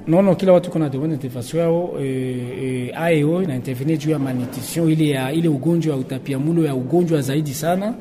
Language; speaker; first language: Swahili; native; Swahili